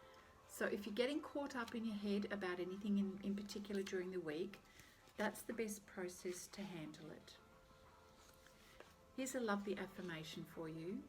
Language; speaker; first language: English; native; English